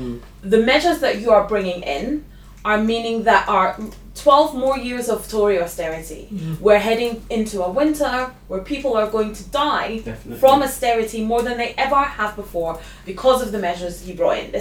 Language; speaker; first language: English; native; English